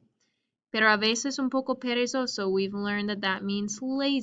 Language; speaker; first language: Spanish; non-native, fluent; English